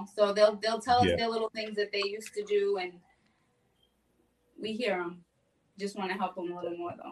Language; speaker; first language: English; native; English